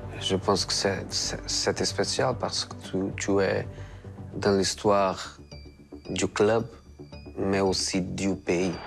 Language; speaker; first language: French; non-native, fluent; Portuguese